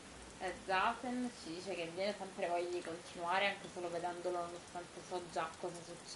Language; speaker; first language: Italian; native; Italian